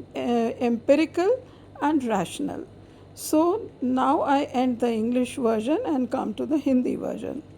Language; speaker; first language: English; non-native, local second language; Hindi